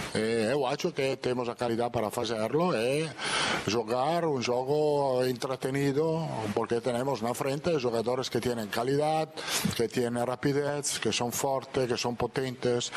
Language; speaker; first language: Portuguese; non-native, fluent; Italian